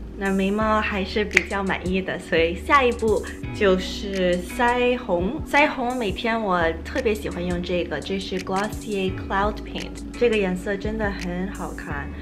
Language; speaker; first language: Chinese; early bilingual, heritage; Chinese